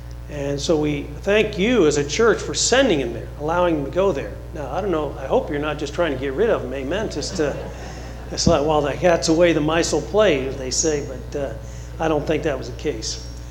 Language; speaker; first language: English; native; English